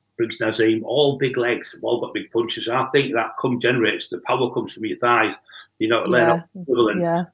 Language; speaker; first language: English; native; English